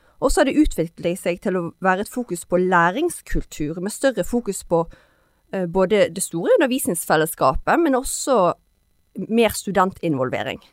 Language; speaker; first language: Norwegian; native; Norwegian